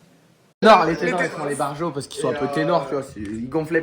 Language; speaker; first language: French; native; French